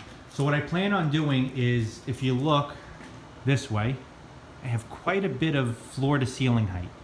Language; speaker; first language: English; native; English